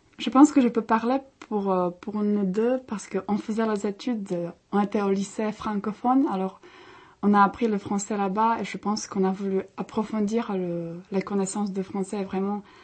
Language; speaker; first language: French; non-native, fluent; Czech